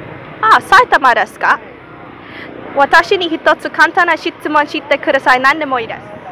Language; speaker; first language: Japanese; non-native, learner; English